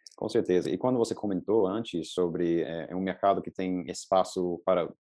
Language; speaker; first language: Portuguese; native; Portuguese